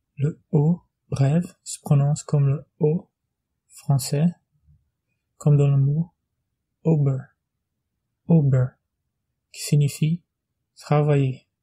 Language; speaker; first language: French; non-native, fluent; Portuguese